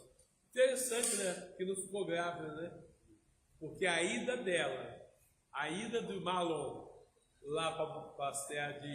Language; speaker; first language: Portuguese; native; Portuguese